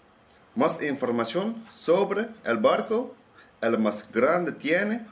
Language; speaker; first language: Spanish; non-native, learner; Dutch